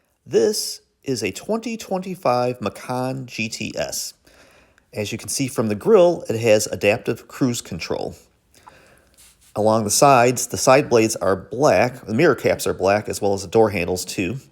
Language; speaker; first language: English; native; English